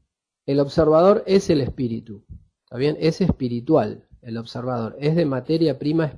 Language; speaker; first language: Spanish; native; Spanish